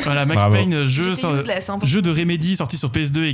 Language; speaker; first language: French; native; French